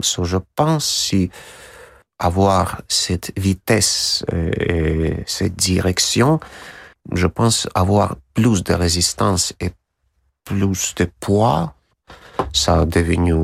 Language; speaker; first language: French; non-native, learner; Russian